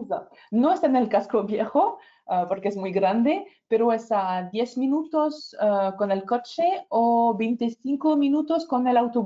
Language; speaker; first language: Spanish; non-native, fluent; French